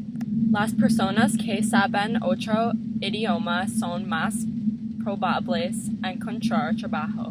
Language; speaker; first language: Spanish; non-native, learner; English